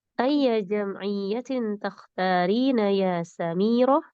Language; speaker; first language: Arabic; non-native, learner; Indonesian